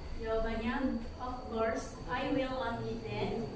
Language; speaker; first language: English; non-native, learner; Indonesian